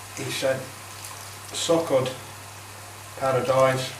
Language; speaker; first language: Bosnian; non-native, learner; English